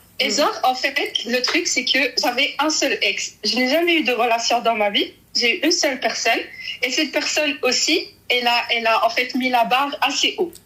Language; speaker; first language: French; early bilingual, other home language; Arabic